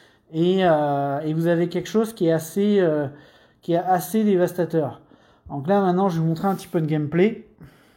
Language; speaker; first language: French; native; French